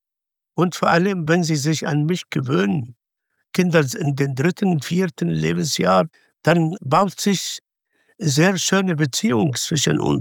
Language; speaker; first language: German; non-native, fluent; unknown